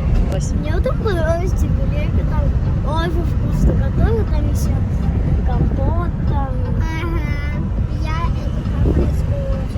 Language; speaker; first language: Russian; early bilingual, heritage; Russian